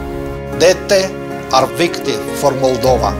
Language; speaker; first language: Norwegian; non-native, learner; Romanian